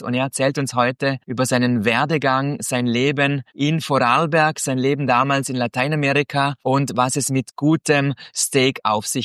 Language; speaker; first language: German; native; German